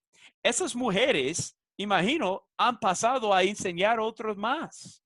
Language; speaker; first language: Spanish; non-native, fluent; English